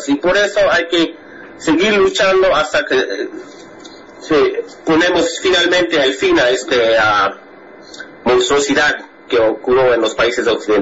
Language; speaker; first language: Spanish; non-native, fluent; English